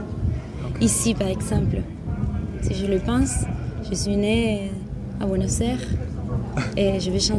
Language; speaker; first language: French; non-native, fluent; Spanish